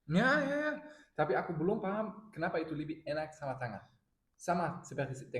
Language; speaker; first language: Indonesian; non-native, learner; German